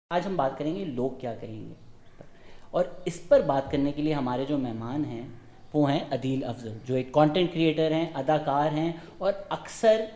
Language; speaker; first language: Urdu; native; Urdu